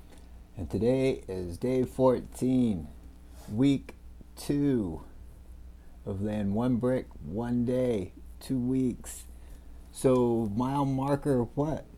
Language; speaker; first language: English; native; English